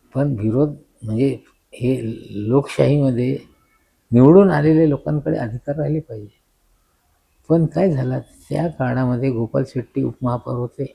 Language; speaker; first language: Marathi; non-native, local second language; Urdu